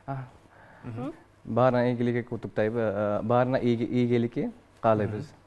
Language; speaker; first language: Kyrgyz; non-native, learner; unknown